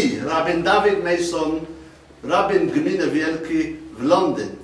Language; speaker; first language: Polish; non-native, learner; English